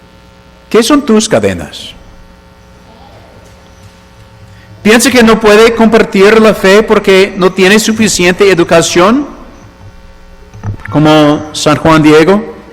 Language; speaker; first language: Spanish; non-native, fluent; English